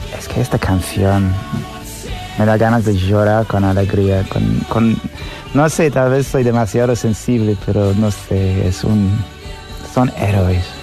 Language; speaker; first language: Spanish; non-native, fluent; English